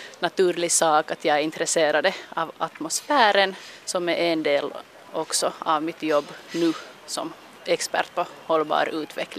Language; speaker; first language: Swedish; non-native, local second language; Finnish